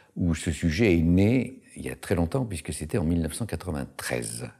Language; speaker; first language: French; native; French